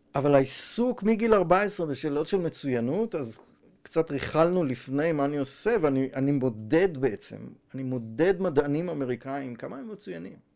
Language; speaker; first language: Hebrew; native; Hebrew